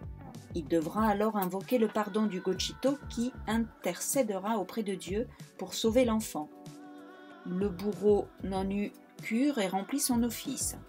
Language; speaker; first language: French; native; French